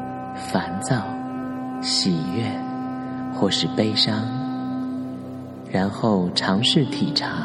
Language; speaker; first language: Chinese; native; Chinese